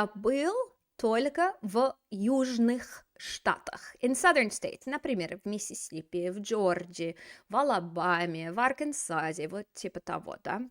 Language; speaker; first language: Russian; non-native, fluent; English